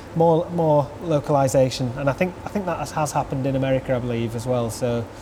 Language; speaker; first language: English; native; English